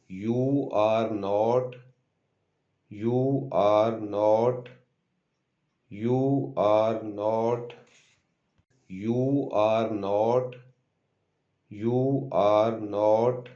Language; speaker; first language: English; non-native, local second language; Urdu